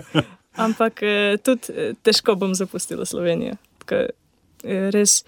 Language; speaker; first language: Slovenian; non-native, learner; Ukrainian